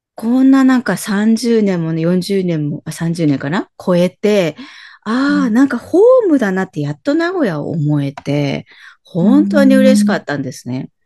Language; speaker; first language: Japanese; native; Japanese